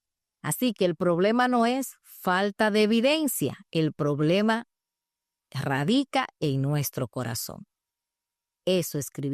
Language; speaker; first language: Spanish; native; Spanish